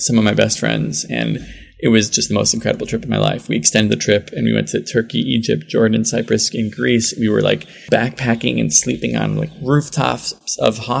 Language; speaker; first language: English; native; English